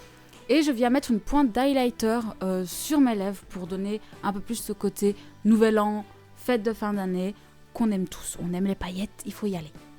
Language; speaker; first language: French; native; French